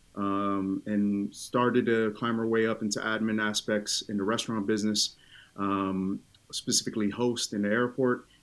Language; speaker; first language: English; early bilingual, other home language; Tongan